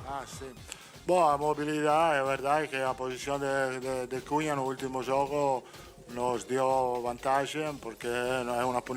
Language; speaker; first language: Portuguese; non-native, fluent; Italian